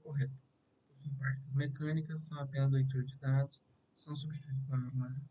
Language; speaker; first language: Portuguese; native; Portuguese